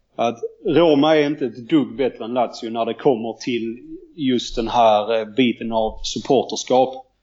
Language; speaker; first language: Swedish; native; Swedish